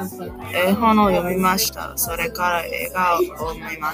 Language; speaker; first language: Japanese; non-native, learner; English